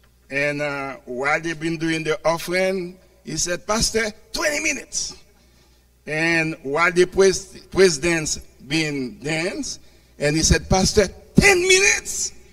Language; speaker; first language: English; non-native, fluent; Haitian Creole